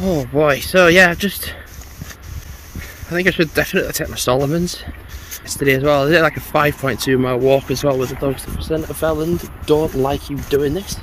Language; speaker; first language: English; native; English